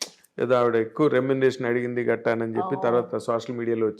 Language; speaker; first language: Telugu; native; Telugu